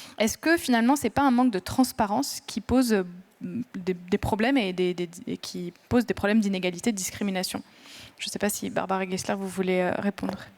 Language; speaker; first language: French; native; French